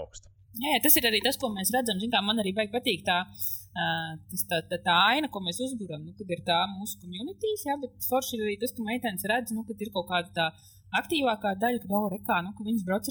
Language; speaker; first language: Latvian; native; Latvian